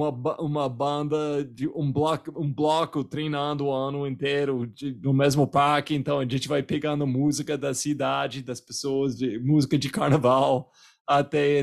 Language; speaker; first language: Portuguese; non-native, fluent; English